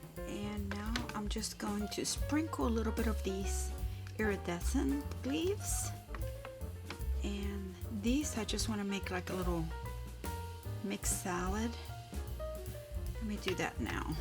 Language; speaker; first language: English; native; English